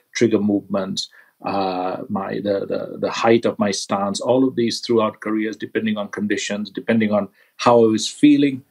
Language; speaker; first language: English; non-native, local second language; Sinhala